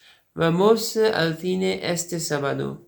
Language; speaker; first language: Spanish; non-native, learner; Urdu